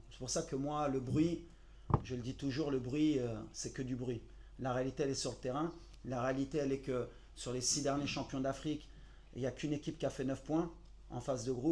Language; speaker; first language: French; native; French